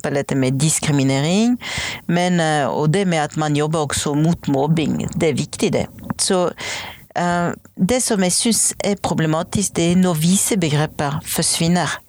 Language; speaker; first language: Norwegian; non-native, fluent; French